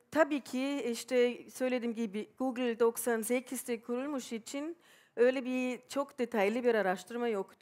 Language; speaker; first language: Turkish; non-native, fluent; German